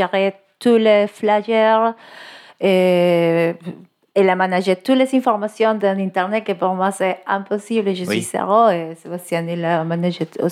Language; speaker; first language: French; non-native, learner; Spanish